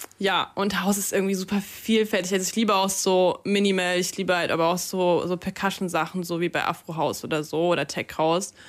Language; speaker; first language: German; early bilingual, other home language; Russian